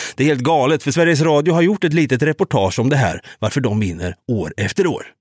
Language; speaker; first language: Swedish; native; Swedish